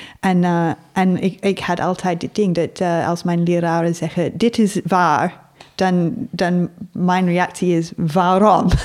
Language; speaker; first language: Dutch; non-native, fluent; English